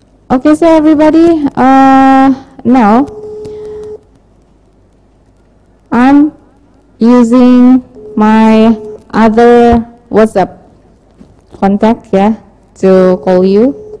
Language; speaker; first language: English; non-native, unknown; Indonesian